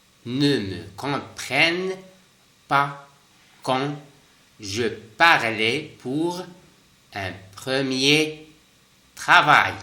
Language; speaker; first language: French; non-native, fluent; Spanish